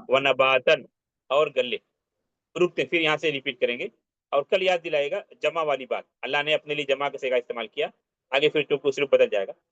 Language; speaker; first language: Urdu; native; Urdu